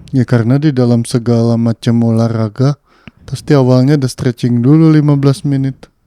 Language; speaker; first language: Indonesian; early bilingual, heritage; Indonesian